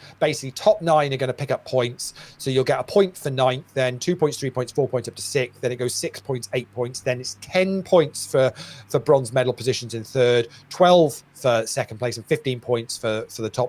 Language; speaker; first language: English; native; English